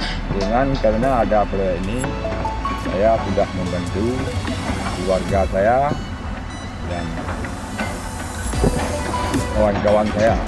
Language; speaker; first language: Indonesian; non-native, local second language; Achinese